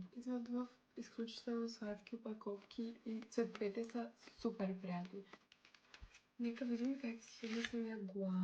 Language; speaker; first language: Bulgarian; native; Bulgarian